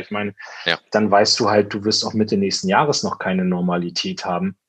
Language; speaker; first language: German; native; German